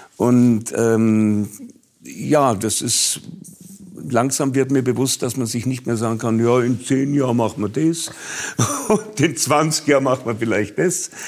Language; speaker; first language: German; native; German